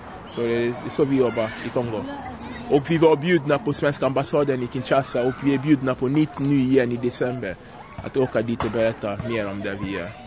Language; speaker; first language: Swedish; non-native, fluent; French